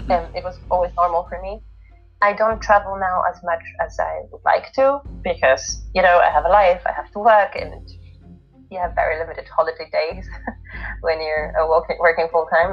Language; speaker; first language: English; non-native, fluent; Polish